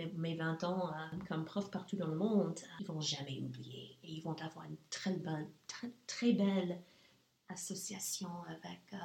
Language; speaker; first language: French; non-native, fluent; English